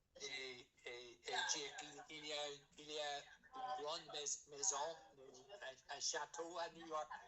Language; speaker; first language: French; non-native, learner; English